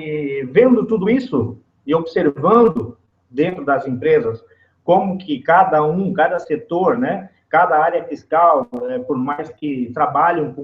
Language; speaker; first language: Portuguese; native; Portuguese